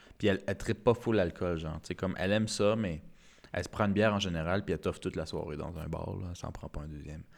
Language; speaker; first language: French; native; French